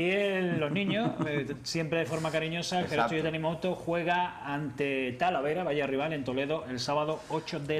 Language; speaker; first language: Spanish; native; Spanish